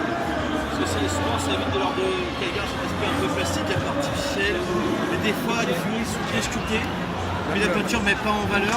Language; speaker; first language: French; native; French